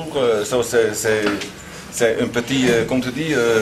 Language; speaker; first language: French; non-native, learner; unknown